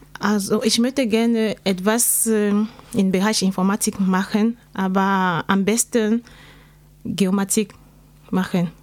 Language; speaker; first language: German; non-native, learner; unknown